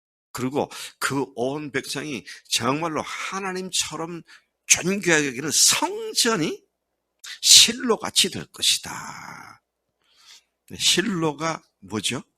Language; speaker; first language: Korean; native; Korean